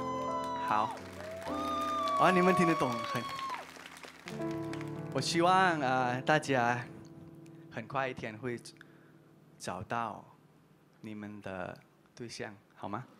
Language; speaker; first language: Chinese; non-native, learner; Thai